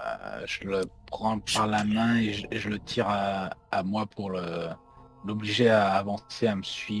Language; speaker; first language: French; native; French